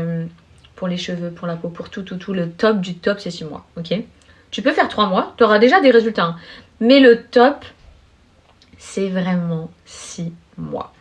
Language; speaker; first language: French; native; French